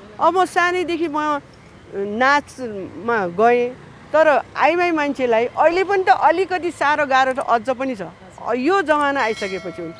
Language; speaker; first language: Nepali; non-native, local second language; Newari